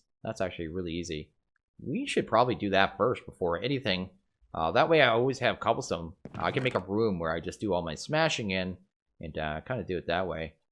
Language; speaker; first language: English; native; English